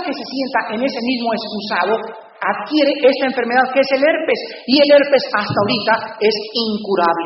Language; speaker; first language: Spanish; native; Spanish